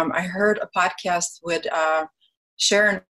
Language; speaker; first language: English; early bilingual, other home language; Ukrainian